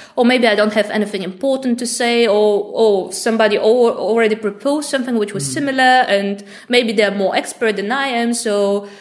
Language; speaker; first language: English; non-native, fluent; Bulgarian